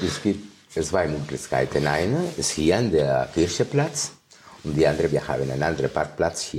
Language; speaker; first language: German; non-native, fluent; Spanish